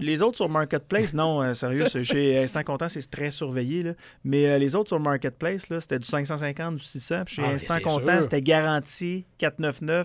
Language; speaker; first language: French; native; French